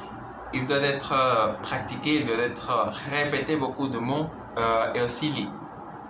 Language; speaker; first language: French; non-native, learner; Spanish